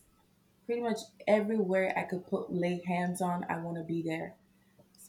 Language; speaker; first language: English; non-native, local second language; Igbo